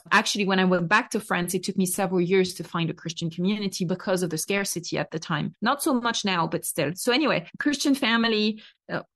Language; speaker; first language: English; non-native, fluent; French